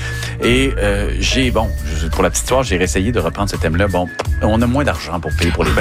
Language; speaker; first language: French; native; French